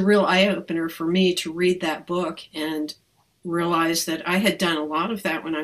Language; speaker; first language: English; native; English